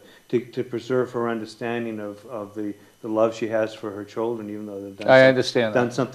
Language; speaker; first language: English; native; English